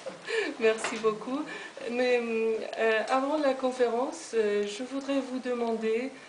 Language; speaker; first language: French; non-native, fluent; Persian